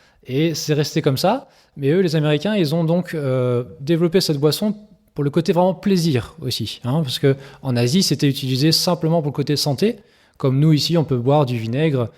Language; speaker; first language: French; native; French